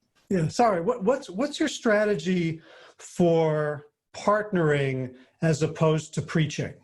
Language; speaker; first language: English; native; English